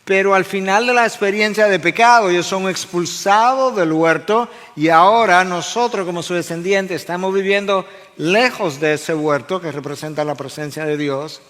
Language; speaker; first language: Spanish; native; Spanish